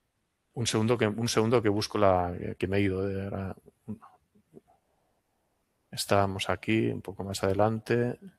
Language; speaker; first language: Spanish; non-native, local second language; Catalan